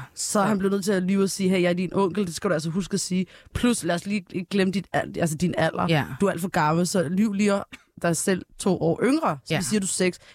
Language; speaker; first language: Danish; early bilingual, other home language; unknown